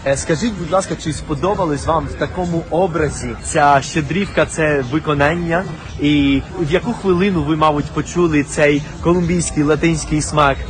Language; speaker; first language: Ukrainian; non-native, fluent; Spanish